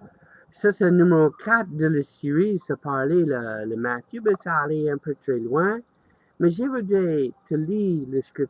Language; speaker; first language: French; non-native, learner; English